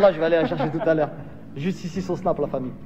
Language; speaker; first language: French; native; French